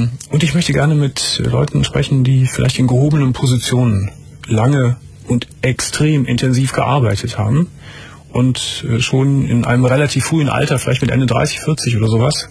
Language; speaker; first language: German; native; German